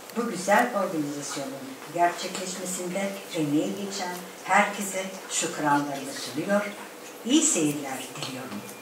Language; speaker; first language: Turkish; native; Turkish